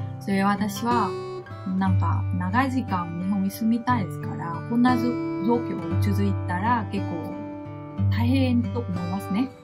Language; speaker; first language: Japanese; non-native, fluent; Vietnamese